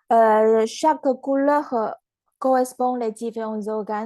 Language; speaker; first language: French; non-native, fluent; Chinese